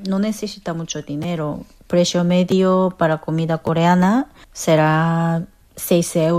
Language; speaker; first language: Spanish; non-native, fluent; Korean